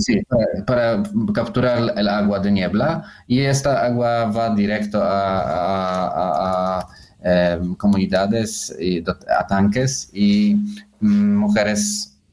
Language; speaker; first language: Spanish; non-native, fluent; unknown